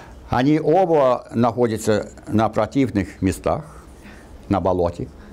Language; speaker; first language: Russian; non-native, fluent; English